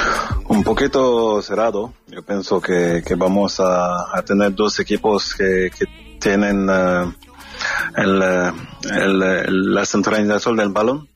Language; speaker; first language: Spanish; non-native, learner; French